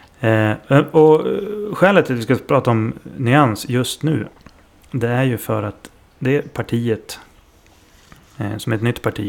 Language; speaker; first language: Swedish; native; Swedish